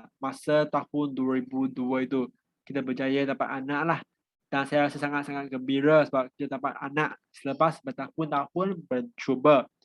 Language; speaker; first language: Malay; non-native, local second language; Chinese